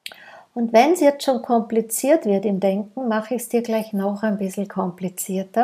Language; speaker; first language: German; native; German